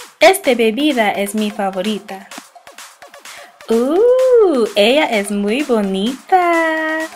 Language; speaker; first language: Spanish; non-native, learner; English